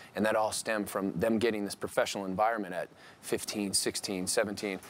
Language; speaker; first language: English; native; English